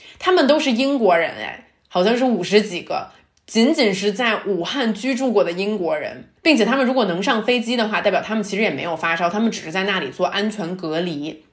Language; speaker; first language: Chinese; native; Chinese